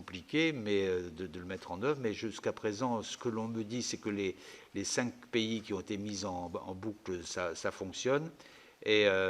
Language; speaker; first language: French; native; French